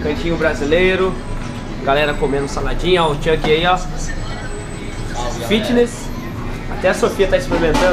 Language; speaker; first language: Portuguese; native; Portuguese